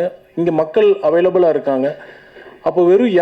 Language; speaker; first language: Tamil; native; Tamil